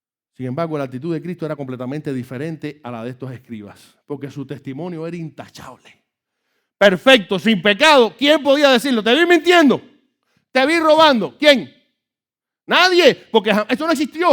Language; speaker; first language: Spanish; native; Spanish